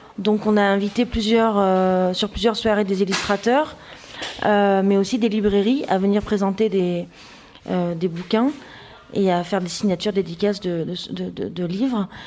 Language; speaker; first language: French; native; French